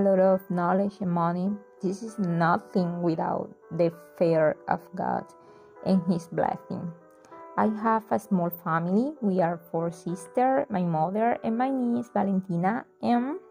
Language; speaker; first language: English; non-native, learner; Spanish